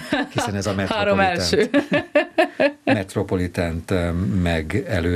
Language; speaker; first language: Hungarian; native; Hungarian